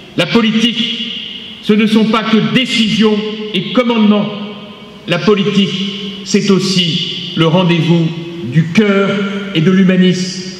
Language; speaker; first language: French; native; French